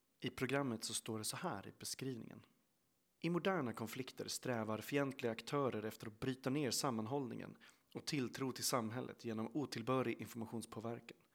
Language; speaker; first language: Swedish; native; Swedish